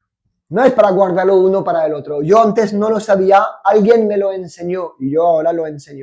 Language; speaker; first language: Spanish; non-native, fluent; French